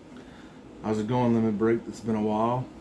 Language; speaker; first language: English; native; English